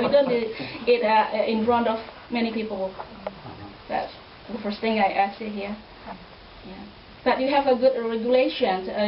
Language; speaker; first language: English; non-native, fluent; Indonesian